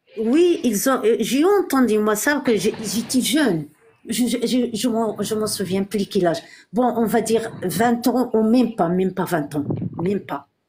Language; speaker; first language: French; non-native, local second language; Arabic